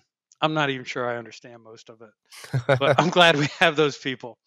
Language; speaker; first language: English; native; English